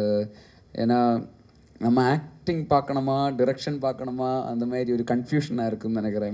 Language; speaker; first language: Tamil; non-native, learner; Malayalam